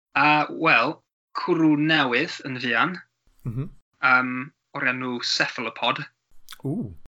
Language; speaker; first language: Welsh; non-native, learner; English